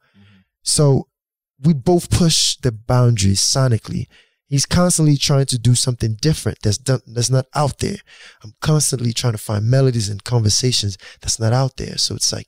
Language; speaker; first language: English; non-native, local second language; Yoruba